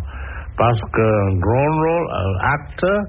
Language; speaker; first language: French; non-native, learner; English